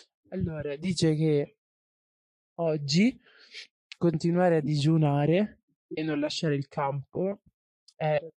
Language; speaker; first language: Italian; native; Italian